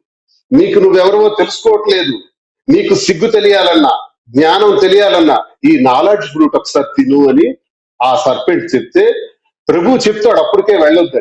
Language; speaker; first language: Telugu; native; Telugu